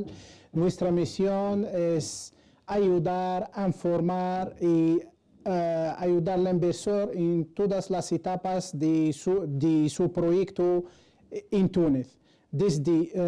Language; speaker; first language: Spanish; non-native, fluent; Arabic